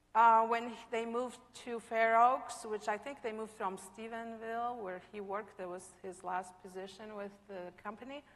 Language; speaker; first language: English; non-native, fluent; Polish